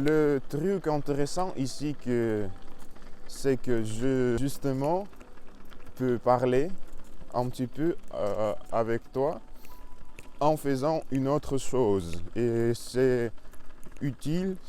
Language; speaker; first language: French; non-native, learner; Russian